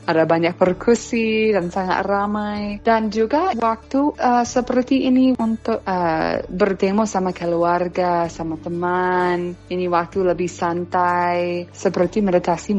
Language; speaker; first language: Indonesian; non-native, fluent; English